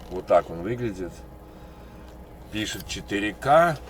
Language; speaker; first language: Russian; native; Russian